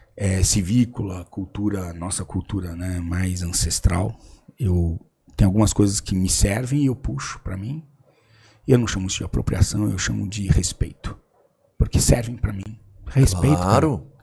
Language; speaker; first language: Portuguese; native; Portuguese